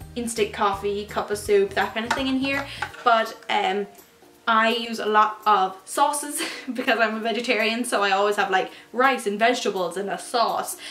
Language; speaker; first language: English; native; English